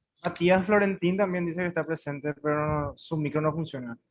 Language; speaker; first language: Spanish; native; Spanish